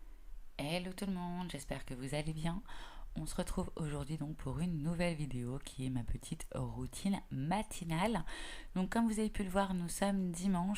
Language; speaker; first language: French; native; French